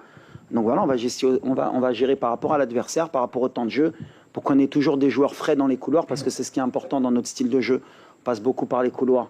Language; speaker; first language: French; native; French